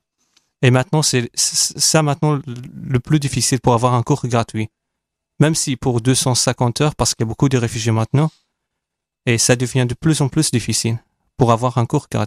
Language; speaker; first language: French; non-native, fluent; Arabic